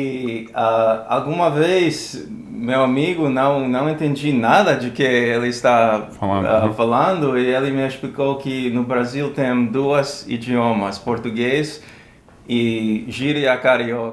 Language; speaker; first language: Portuguese; non-native, fluent; English